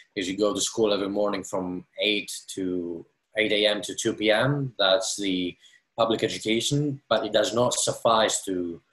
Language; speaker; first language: English; non-native, fluent; Greek